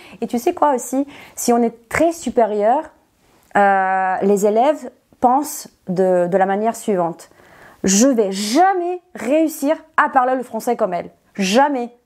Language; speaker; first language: French; non-native, fluent; Serbian